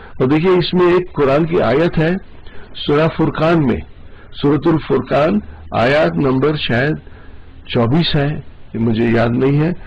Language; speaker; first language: Urdu; non-native, local second language; Gujarati